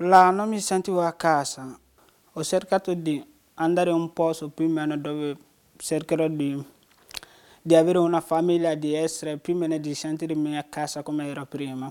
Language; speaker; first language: Italian; non-native, fluent; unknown